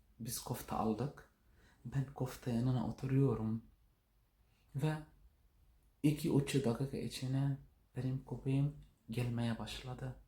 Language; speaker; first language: Turkish; non-native, learner; Arabic